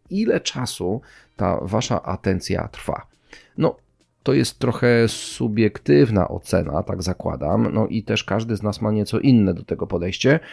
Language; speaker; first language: Polish; native; Polish